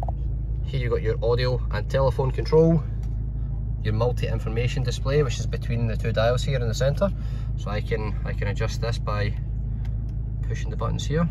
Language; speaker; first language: English; native; English